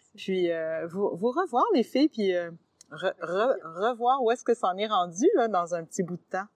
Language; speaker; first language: French; native; French